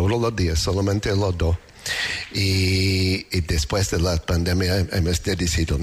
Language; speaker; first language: Spanish; non-native, learner; English